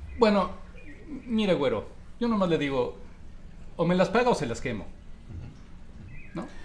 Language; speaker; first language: Spanish; native; Spanish